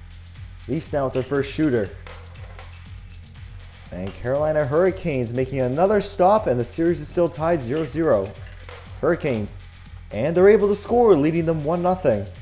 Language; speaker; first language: English; native; English